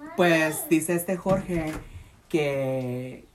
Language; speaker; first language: Spanish; early bilingual, heritage; Spanish